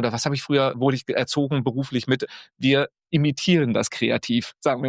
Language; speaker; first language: German; native; German